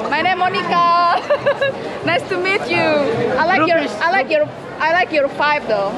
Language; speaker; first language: English; non-native, learner; Indonesian